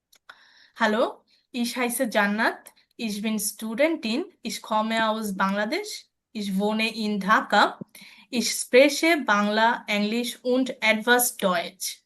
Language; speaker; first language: German; non-native, learner; Bangla